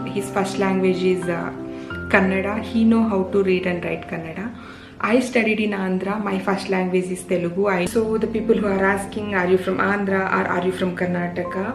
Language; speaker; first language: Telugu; non-native, local second language; Kannada